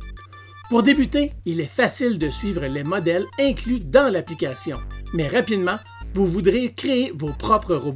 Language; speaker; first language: French; native; French